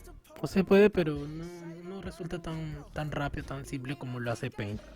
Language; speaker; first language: Spanish; native; Spanish